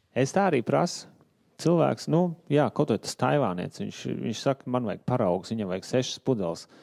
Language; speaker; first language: Latvian; native; Latvian